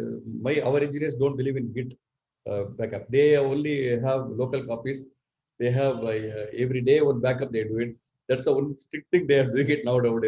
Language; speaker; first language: English; non-native, local second language; Tamil